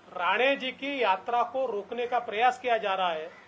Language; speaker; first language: Hindi; non-native, local second language; Marathi